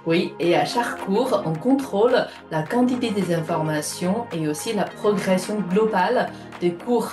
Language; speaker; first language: French; non-native, fluent; Chinese